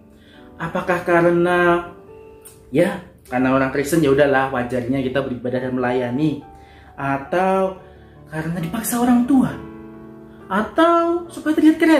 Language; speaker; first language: Indonesian; native; Indonesian